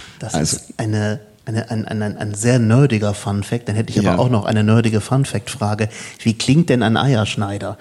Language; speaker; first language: German; native; German